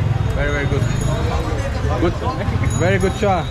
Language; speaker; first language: English; non-native, fluent; Azerbaijani